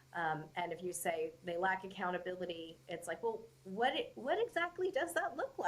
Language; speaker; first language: English; native; English